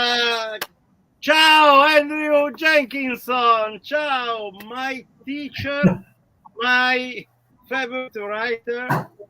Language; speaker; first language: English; non-native, learner; Italian